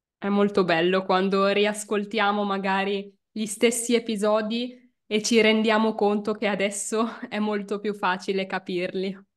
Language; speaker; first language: Italian; native; Italian